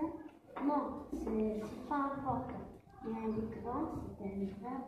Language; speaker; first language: French; non-native, learner; Kabyle